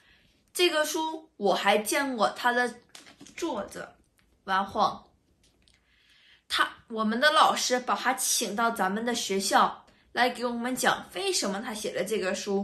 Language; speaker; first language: Chinese; early bilingual, other home language; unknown